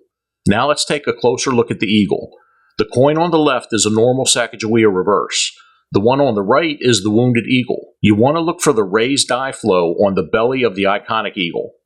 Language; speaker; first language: English; native; English